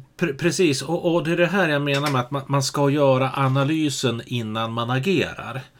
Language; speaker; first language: Swedish; native; Swedish